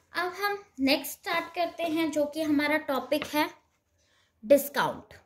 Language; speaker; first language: Hindi; native; Hindi